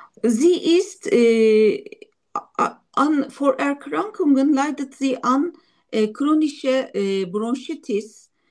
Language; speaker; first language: German; non-native, learner; Turkish